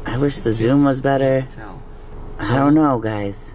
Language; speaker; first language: English; native; English